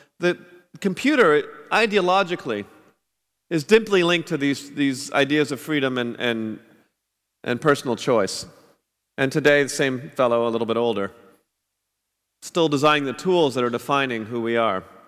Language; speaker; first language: English; native; English